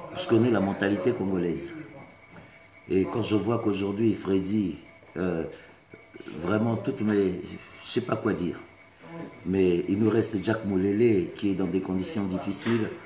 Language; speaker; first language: French; non-native, local second language; Lingala